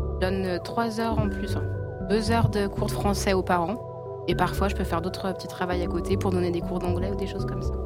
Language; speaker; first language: French; native; French